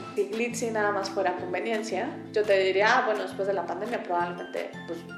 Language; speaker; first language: Spanish; native; Spanish